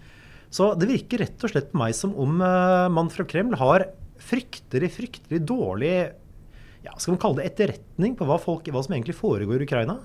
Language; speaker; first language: Norwegian; native; Norwegian